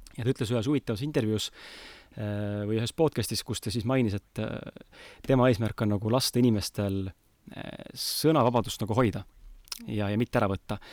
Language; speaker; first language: Estonian; native; Estonian